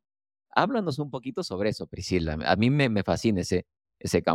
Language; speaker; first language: Spanish; native; Spanish